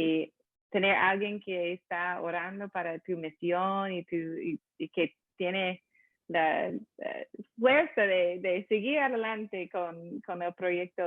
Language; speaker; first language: Spanish; non-native, fluent; English